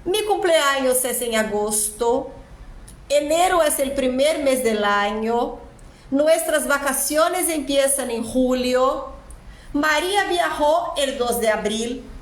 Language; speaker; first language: Spanish; non-native, fluent; Portuguese